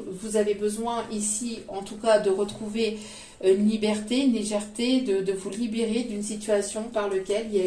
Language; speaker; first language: French; native; French